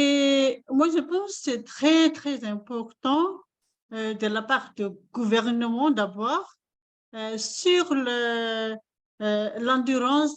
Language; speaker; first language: French; non-native, local second language; Malagasy